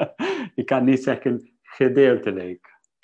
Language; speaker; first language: Dutch; non-native, fluent; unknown